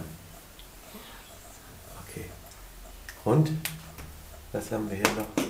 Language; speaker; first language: German; native; German